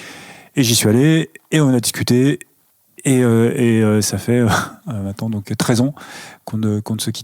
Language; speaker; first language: French; native; French